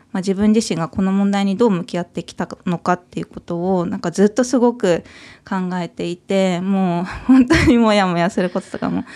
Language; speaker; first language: Japanese; native; Japanese